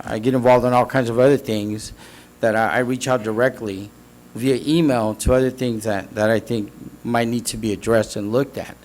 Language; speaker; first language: English; native; English